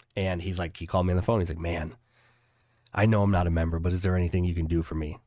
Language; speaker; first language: English; native; English